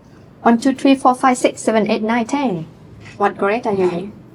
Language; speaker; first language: English; non-native, fluent; Vietnamese